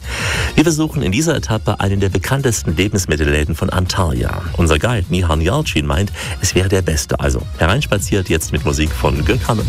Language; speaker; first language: German; native; German